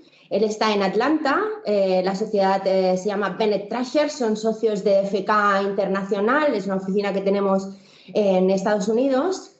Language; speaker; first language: Spanish; native; Spanish